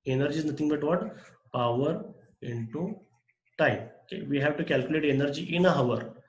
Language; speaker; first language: English; non-native, local second language; Marathi